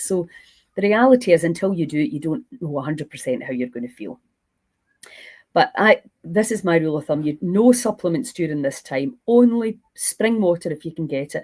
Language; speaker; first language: English; native; English